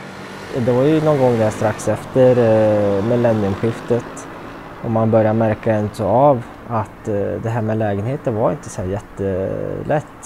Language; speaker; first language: Swedish; native; Swedish